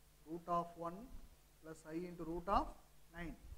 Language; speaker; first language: English; non-native, local second language; Tamil